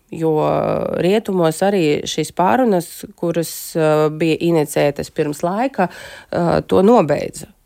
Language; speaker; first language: Latvian; non-native, local second language; Russian